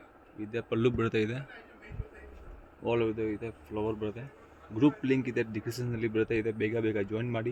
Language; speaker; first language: Kannada; non-native, local second language; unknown